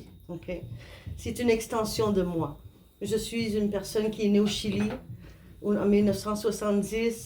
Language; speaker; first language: French; non-native, fluent; Spanish